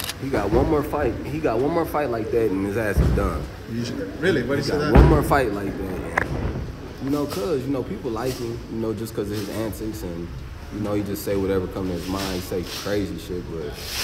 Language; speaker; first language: English; native; English